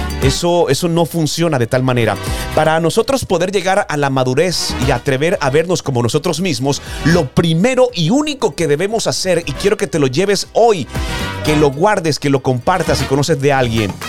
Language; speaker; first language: Spanish; native; Spanish